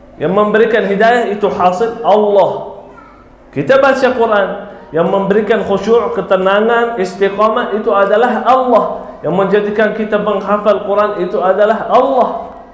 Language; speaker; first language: Malay; non-native, fluent; Arabic